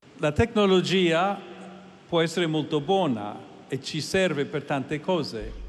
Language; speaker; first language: Italian; non-native, fluent; English